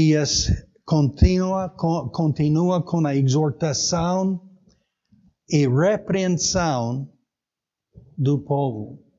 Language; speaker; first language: Portuguese; native; Portuguese